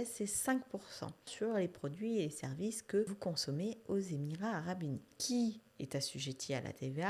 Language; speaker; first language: French; native; French